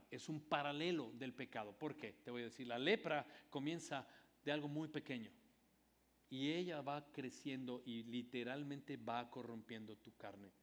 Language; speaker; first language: Spanish; native; Spanish